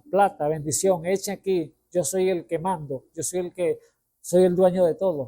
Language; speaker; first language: Spanish; native; Spanish